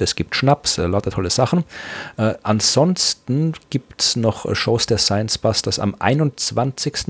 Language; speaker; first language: German; native; German